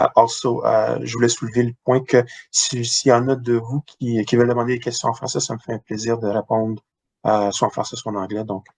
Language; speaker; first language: French; non-native, local second language; English